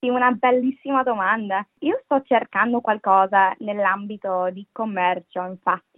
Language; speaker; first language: Italian; non-native, fluent; English